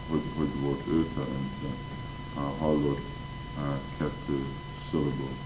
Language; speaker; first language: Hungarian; early bilingual, heritage; Hungarian